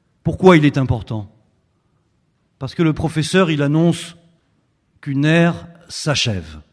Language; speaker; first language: French; native; French